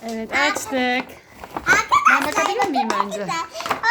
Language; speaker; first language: Turkish; native; Turkish